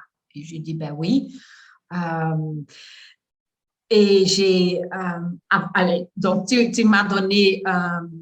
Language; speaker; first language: French; non-native, learner; Dutch